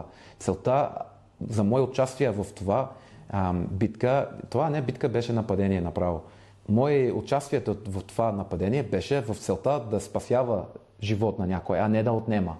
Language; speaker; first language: Bulgarian; non-native, fluent; English